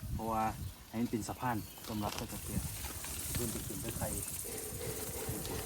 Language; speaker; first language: Thai; native; Thai